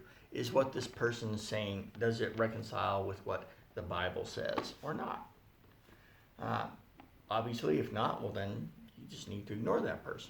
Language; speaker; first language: English; native; English